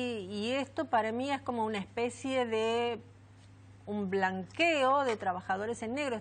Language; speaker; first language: Spanish; native; Spanish